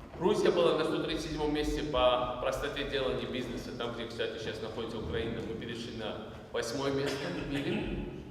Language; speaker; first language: Russian; non-native, local second language; Georgian